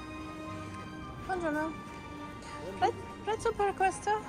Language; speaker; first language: Italian; non-native, learner; English